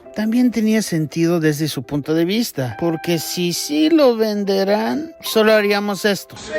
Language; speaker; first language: Spanish; non-native, fluent; English